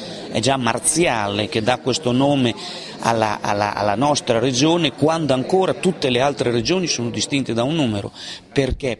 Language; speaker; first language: Italian; native; Italian